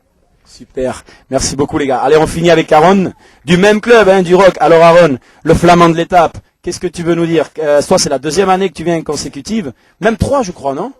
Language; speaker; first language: French; native; French